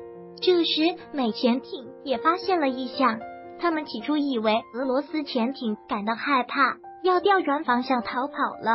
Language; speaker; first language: Chinese; native; Chinese